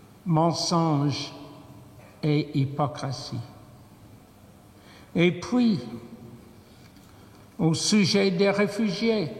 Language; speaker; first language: French; non-native, fluent; English